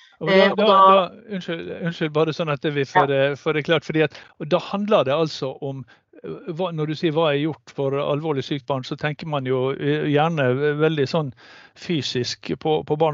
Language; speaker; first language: Norwegian; native; Norwegian